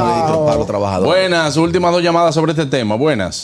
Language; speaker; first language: Spanish; native; Spanish